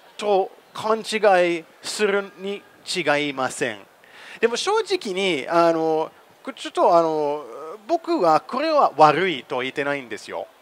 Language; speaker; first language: Japanese; non-native, fluent; English